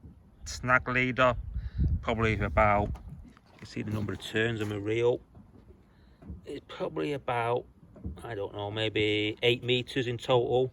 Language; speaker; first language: English; native; English